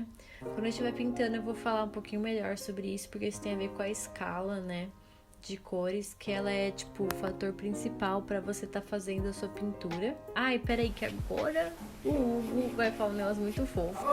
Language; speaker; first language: Portuguese; native; Portuguese